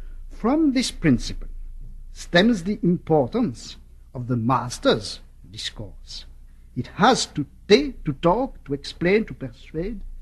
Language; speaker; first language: English; non-native, fluent; French